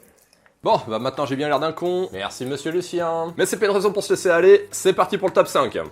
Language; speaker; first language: French; native; French